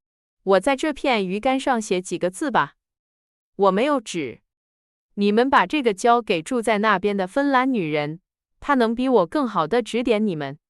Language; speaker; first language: Chinese; native; Chinese